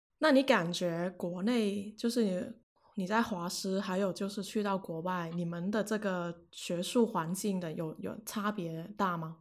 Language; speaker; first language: Chinese; non-native, local second language; Cantonese